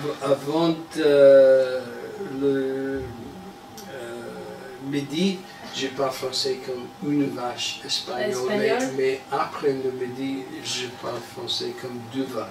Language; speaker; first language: French; non-native, learner; English